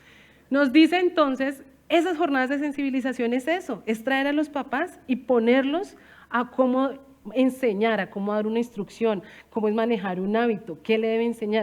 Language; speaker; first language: Spanish; native; Spanish